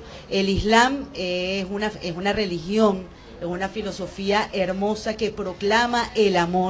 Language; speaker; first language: Spanish; native; Spanish